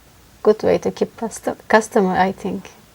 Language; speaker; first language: English; non-native, learner; Turkish